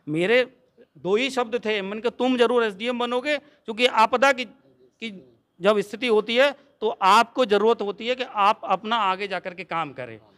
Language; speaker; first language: Hindi; native; Hindi